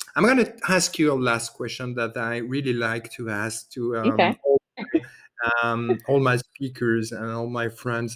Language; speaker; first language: English; non-native, fluent; French